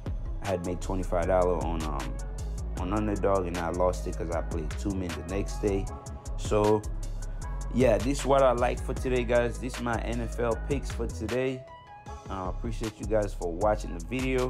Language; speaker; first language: English; native; English